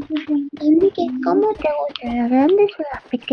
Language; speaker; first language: Spanish; native; Spanish